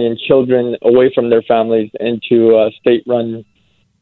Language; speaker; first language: English; native; English